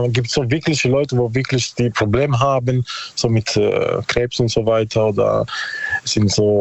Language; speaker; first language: German; non-native, learner; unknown